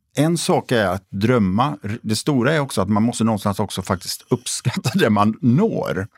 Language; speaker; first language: Swedish; native; Swedish